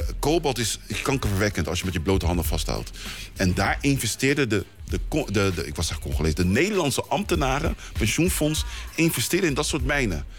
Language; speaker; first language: Dutch; early bilingual, other home language; Lingala